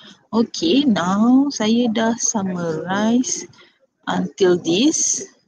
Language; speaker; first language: English; non-native, local second language; Malay